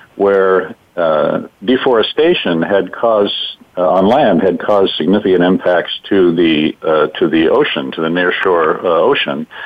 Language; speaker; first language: English; native; English